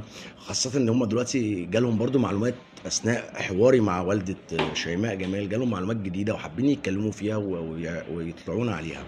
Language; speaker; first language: Arabic; native; Arabic